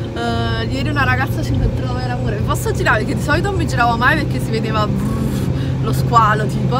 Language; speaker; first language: Italian; native; Italian